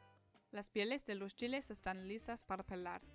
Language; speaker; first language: Spanish; non-native, learner; English